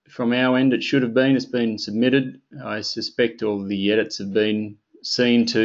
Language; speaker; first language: English; native; English